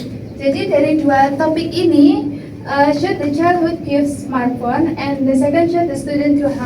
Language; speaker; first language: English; non-native, learner; Indonesian